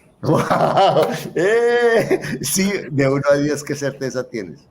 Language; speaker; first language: Spanish; native; Spanish